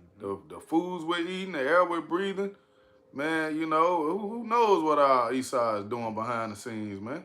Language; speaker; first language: English; native; English